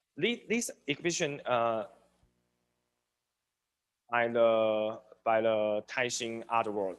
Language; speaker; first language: English; non-native, learner; Chinese